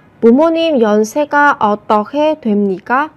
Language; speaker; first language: Korean; non-native, fluent; Vietnamese